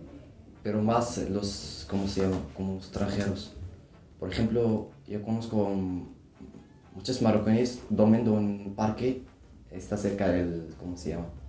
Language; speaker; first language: Spanish; non-native, learner; Arabic